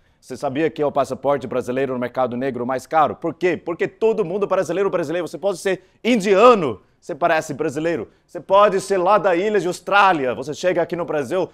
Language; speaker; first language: Portuguese; non-native, fluent; Afrikaans